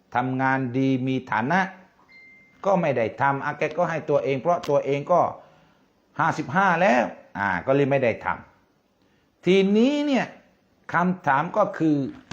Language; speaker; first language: Thai; non-native, local second language; Malay